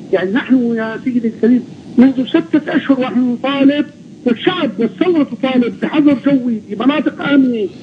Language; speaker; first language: Arabic; native; Arabic